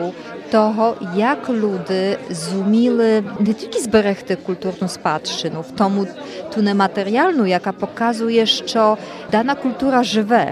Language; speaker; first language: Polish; non-native, learner; Ukrainian